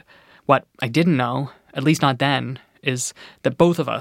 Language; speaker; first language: English; native; English